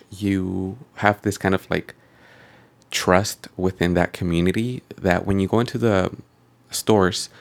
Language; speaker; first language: English; native; English